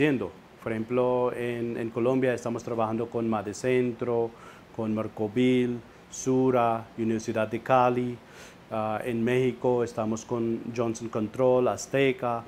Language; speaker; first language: Spanish; non-native, fluent; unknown